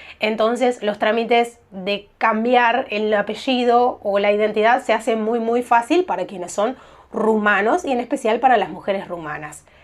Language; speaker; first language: Spanish; native; Spanish